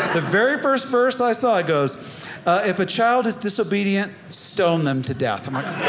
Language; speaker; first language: English; native; English